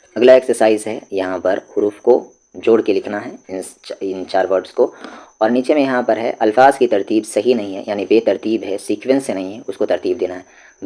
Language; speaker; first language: Urdu; native; Urdu